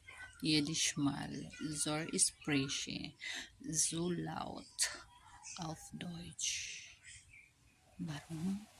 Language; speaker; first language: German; non-native, learner; Filipino